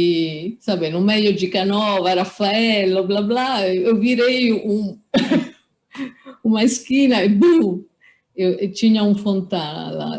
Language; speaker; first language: Portuguese; non-native, fluent; Italian